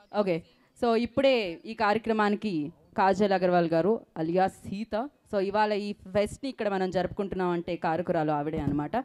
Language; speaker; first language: Telugu; native; Telugu